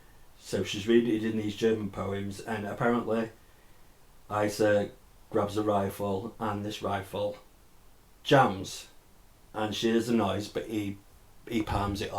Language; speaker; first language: English; native; English